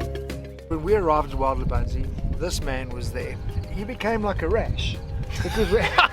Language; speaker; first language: English; native; English